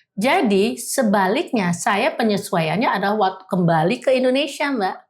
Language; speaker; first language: Indonesian; native; Indonesian